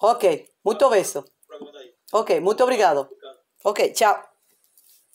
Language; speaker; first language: Portuguese; non-native, learner; Spanish